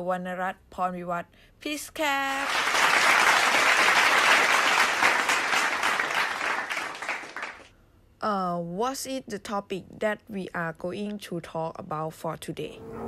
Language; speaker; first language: English; non-native, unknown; Thai